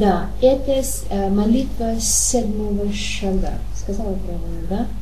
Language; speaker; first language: Russian; non-native, learner; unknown